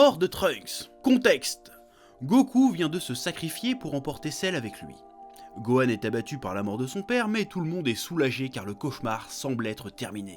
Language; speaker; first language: French; native; French